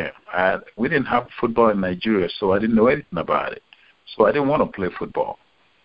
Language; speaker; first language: English; non-native, local second language; Igbo